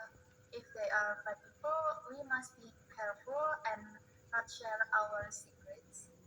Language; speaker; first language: English; non-native, learner; Indonesian